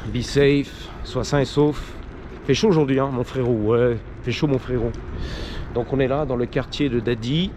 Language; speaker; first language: French; native; French